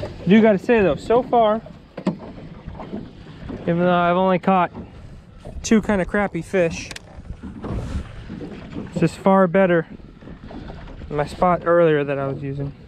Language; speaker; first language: English; native; English